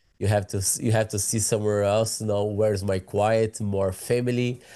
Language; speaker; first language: English; non-native, learner; Portuguese